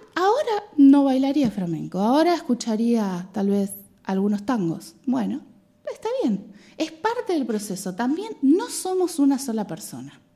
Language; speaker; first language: Spanish; native; Spanish